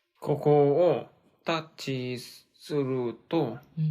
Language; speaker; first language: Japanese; non-native, learner; Korean